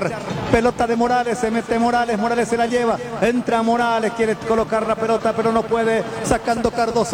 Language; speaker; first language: Spanish; native; Spanish